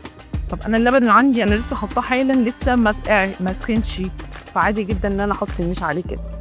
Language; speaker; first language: Arabic; native; Arabic